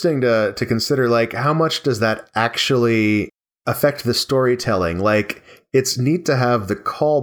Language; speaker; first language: English; native; English